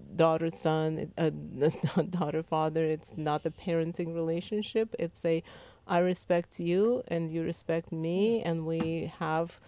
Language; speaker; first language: English; non-native, fluent; Lithuanian